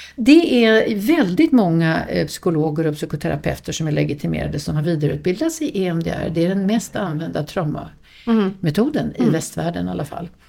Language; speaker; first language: Swedish; native; Swedish